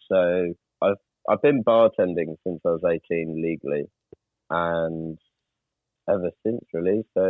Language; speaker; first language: English; native; English